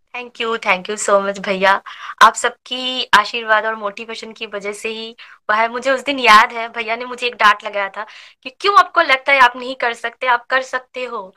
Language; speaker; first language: Hindi; non-native, local second language; Bangla